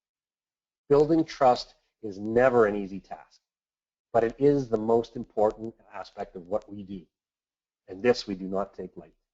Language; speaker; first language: English; native; English